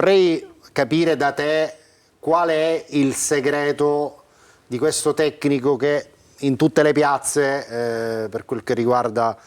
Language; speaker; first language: Italian; native; Italian